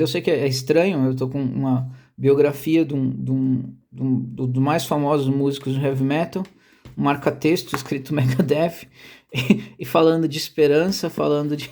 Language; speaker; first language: Portuguese; native; Portuguese